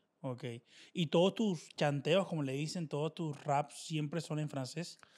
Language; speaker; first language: Spanish; native; Spanish